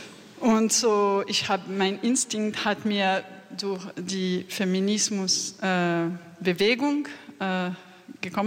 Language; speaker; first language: German; non-native, learner; French